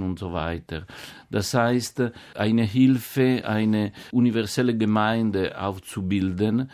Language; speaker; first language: German; non-native, fluent; Italian